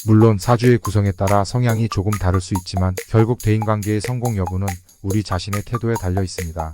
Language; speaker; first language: Korean; native; Korean